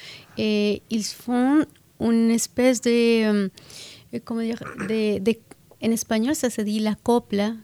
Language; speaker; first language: French; non-native, fluent; Spanish